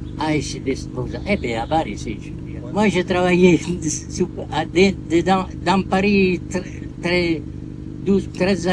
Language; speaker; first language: French; non-native, learner; Italian